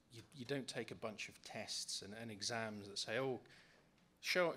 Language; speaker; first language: English; native; English